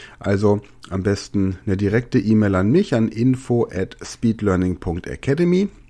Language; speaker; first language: German; native; German